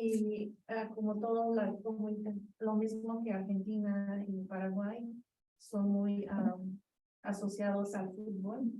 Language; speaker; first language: Spanish; early bilingual, heritage; Spanish